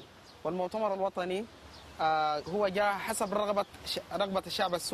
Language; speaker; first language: Arabic; native; Arabic